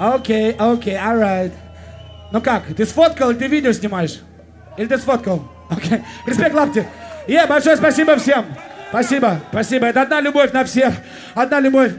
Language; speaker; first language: Russian; non-native, fluent; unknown